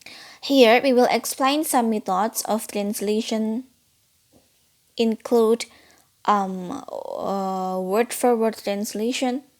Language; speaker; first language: English; non-native, learner; Indonesian